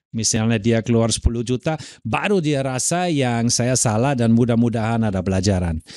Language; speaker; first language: Indonesian; non-native, fluent; German